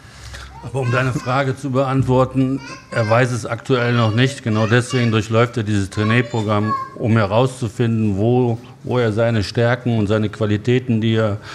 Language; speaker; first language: German; native; German